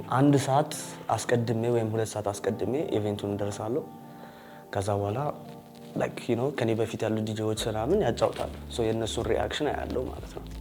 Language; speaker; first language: Amharic; early bilingual, heritage; Amharic